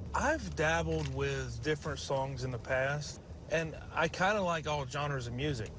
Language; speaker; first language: English; native; English